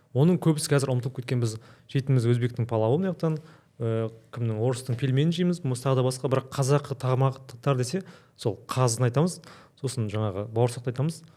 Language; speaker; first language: Kazakh; native; Kazakh